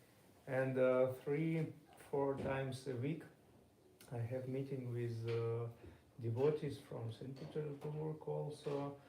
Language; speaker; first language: English; non-native, learner; Russian